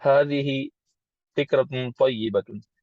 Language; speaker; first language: Arabic; non-native, learner; English